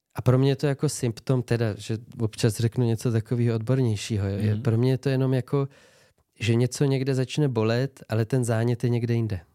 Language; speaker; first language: Czech; native; Czech